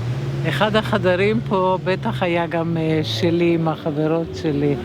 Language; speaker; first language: Hebrew; early bilingual, other home language; Romany